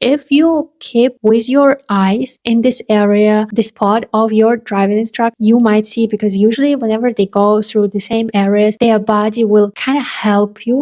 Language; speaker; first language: English; non-native, fluent; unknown